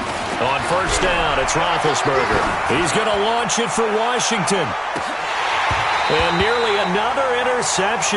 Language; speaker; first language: English; native; English